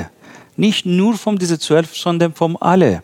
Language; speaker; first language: German; non-native, learner; Persian